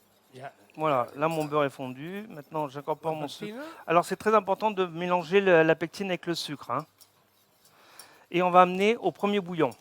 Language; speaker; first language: French; native; French